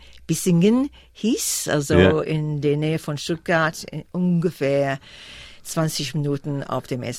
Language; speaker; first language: German; non-native, fluent; English